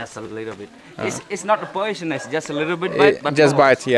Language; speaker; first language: English; non-native, learner; Indonesian